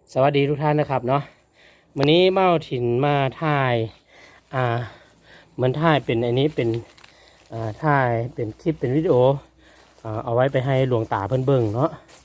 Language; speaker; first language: Thai; non-native, local second language; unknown